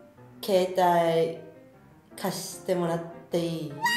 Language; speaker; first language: Japanese; non-native, fluent; Spanish